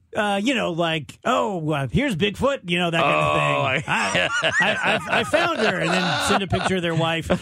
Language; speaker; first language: English; native; English